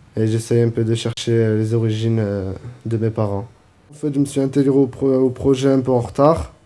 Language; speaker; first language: French; native; French